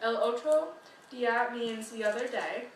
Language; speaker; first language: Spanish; non-native, learner; English